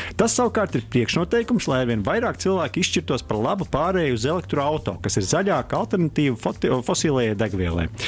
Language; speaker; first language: Latvian; native; Latvian